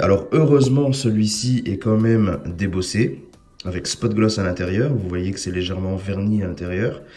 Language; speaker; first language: French; native; French